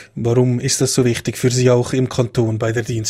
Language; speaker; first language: German; native; German